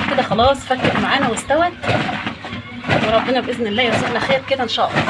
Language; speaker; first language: Arabic; native; Arabic